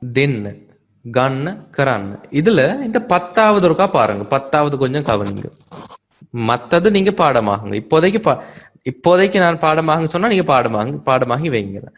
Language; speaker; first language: Tamil; native; Tamil